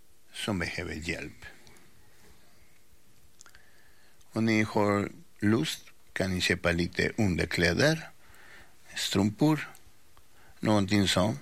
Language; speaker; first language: Swedish; non-native, learner; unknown